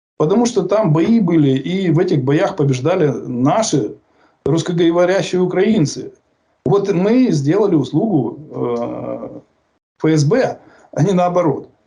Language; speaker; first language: Russian; native; Russian